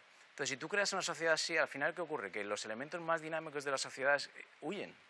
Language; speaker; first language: Spanish; native; Spanish